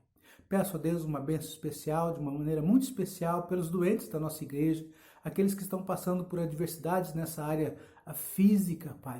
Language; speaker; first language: Portuguese; native; Portuguese